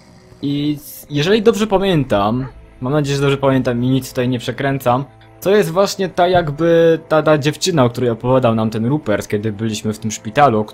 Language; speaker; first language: Polish; native; Polish